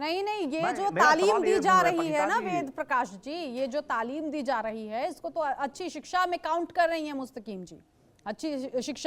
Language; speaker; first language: Hindi; native; Hindi